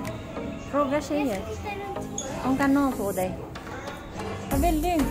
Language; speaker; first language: Swedish; non-native, learner; Filipino